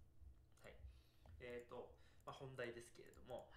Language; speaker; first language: Japanese; native; Japanese